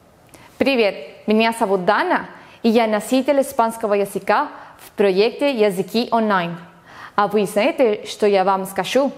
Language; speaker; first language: Russian; non-native, fluent; Spanish